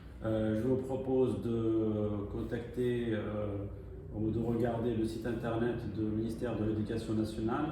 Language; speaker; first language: French; non-native, fluent; Arabic